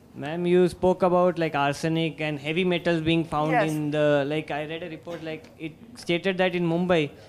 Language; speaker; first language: English; non-native, local second language; Marathi